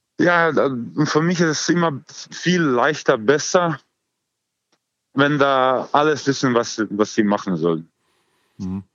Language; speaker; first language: German; non-native, learner; Croatian